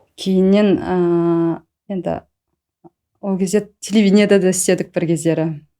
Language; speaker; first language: Kazakh; native; Kazakh